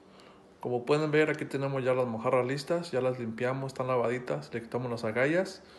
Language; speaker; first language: Spanish; native; Spanish